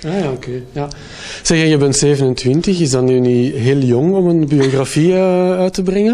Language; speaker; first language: Dutch; native; Dutch